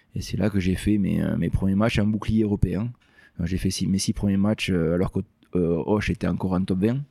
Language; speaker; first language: French; native; French